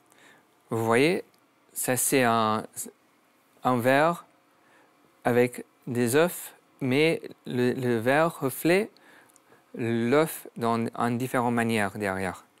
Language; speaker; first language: French; non-native, learner; English